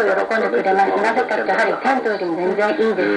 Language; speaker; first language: Japanese; native; Japanese